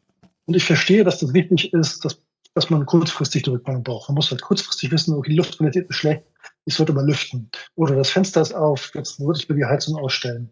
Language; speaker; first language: German; native; German